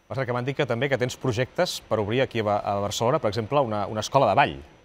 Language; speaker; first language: Catalan; native; Catalan